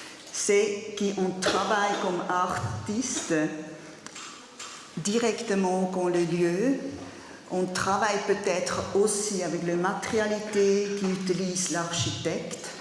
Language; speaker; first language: French; non-native, learner; German